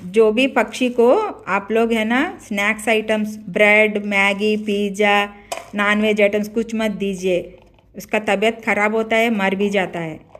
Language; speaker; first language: Hindi; non-native, local second language; Telugu